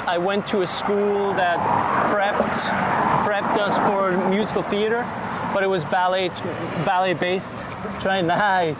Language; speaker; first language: English; non-native, fluent; Swiss German